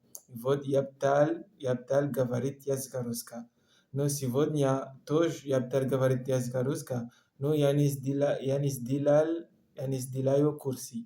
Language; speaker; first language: Russian; non-native, learner; French